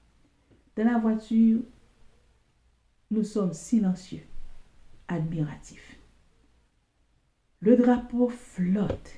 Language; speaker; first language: French; non-native, local second language; Haitian Creole